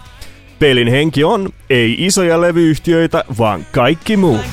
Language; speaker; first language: Finnish; native; Finnish